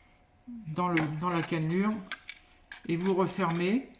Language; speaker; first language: French; native; French